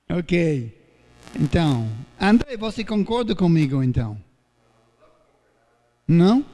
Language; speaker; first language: Portuguese; non-native, fluent; English